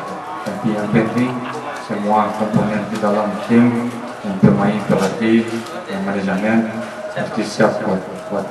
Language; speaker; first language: Indonesian; non-native, fluent; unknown